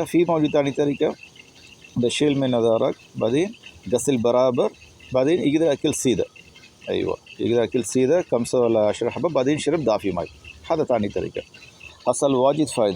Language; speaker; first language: Arabic; non-native, learner; Tamil